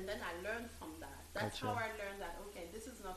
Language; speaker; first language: English; non-native, fluent; French